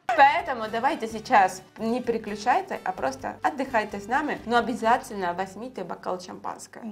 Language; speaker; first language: Russian; non-native, fluent; Spanish